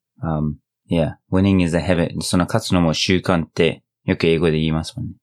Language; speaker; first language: Japanese; non-native, fluent; English